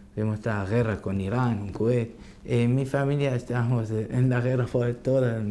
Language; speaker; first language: Spanish; non-native, learner; Arabic